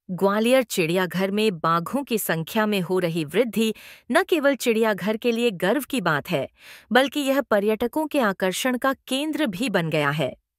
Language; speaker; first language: Hindi; native; Hindi